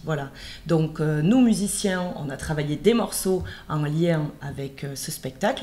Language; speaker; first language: French; native; French